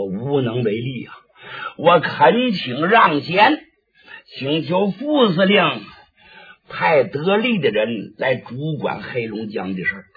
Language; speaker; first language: Chinese; native; Chinese